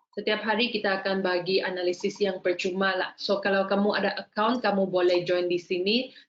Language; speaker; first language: Malay; native; Malay